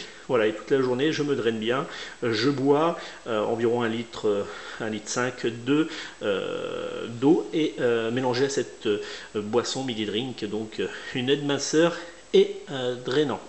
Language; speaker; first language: French; native; French